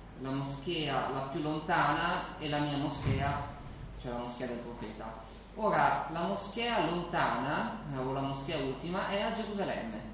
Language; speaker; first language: Italian; native; Italian